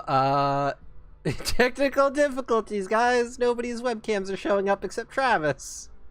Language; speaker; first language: English; native; English